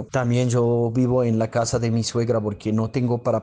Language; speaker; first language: Spanish; non-native, fluent; Arabic